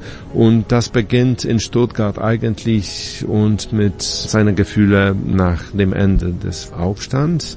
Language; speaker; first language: German; non-native, fluent; Polish